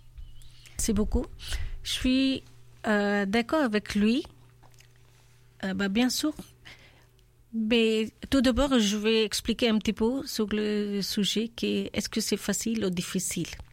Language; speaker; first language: French; non-native, learner; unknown